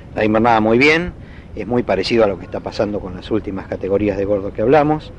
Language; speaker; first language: Spanish; native; Spanish